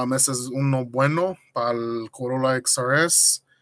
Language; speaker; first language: Spanish; early bilingual, other home language; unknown